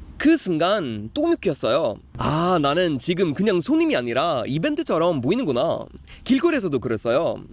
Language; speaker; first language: Korean; non-native, fluent; Swedish